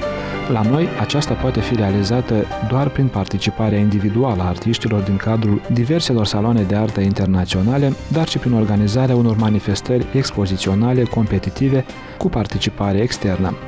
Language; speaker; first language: Romanian; native; Romanian